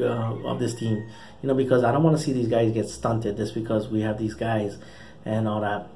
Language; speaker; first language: English; native; English